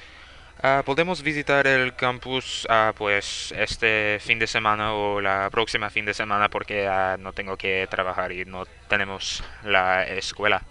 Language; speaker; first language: Spanish; non-native, learner; English